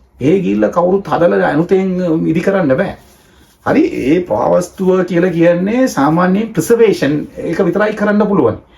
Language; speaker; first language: Sinhala; non-native, local second language; Tamil